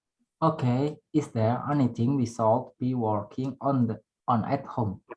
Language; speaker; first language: English; non-native, learner; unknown